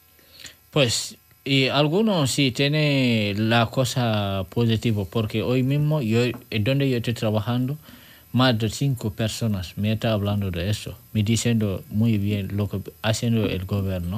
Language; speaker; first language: Spanish; non-native, learner; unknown